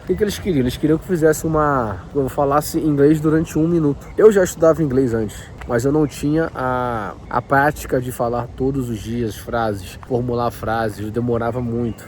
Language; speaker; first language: Portuguese; native; Portuguese